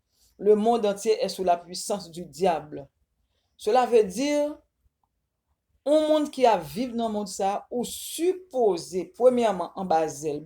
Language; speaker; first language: French; non-native, local second language; Haitian Creole